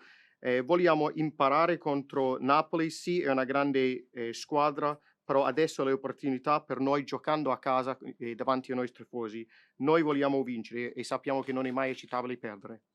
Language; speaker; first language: Italian; non-native, fluent; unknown